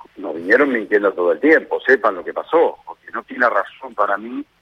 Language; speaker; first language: Spanish; native; Spanish